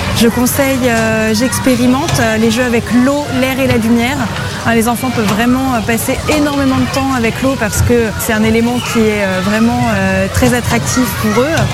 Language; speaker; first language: French; native; French